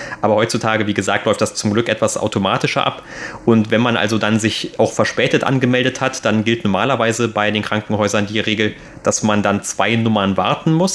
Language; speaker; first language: German; native; German